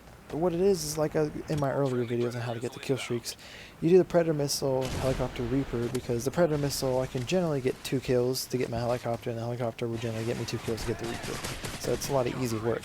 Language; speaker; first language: English; native; English